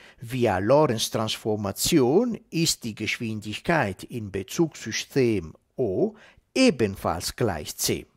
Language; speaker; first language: German; non-native, fluent; Italian